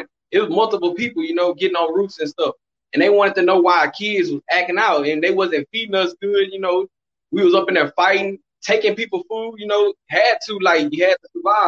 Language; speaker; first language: English; native; English